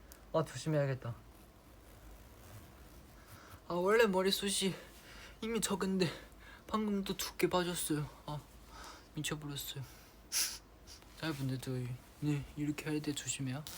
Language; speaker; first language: Korean; non-native, fluent; Chinese